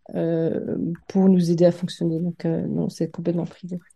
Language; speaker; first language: French; native; French